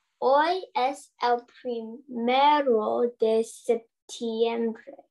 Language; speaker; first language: Spanish; non-native, learner; English